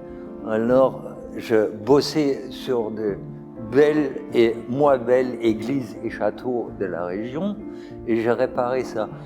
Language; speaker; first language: French; non-native, fluent; German